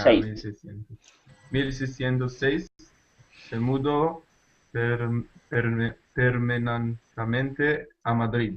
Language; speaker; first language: Spanish; non-native, learner; Hebrew